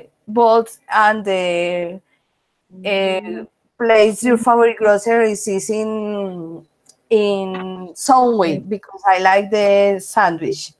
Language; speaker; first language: English; non-native, learner; Spanish